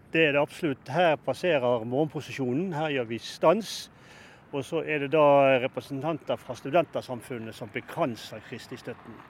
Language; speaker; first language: Norwegian; native; Norwegian